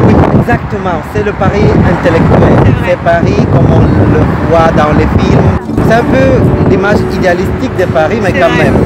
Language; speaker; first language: French; non-native, fluent; Russian